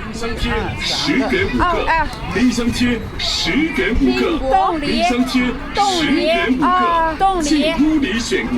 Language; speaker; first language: Chinese; native; Chinese